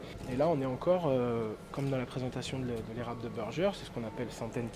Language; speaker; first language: French; native; French